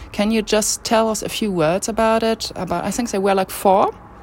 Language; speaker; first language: English; non-native, fluent; French